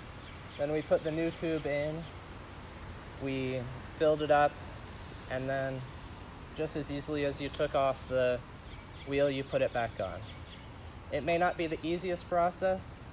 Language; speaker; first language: English; native; English